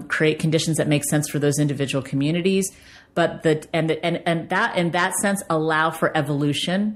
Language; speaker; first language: English; native; English